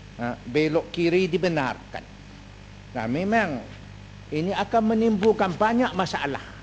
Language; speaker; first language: Malay; non-native, local second language; Chinese